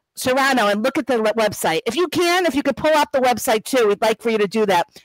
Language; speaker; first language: English; native; English